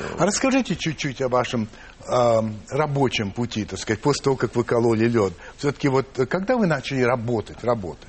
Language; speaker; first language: Russian; early bilingual, heritage; English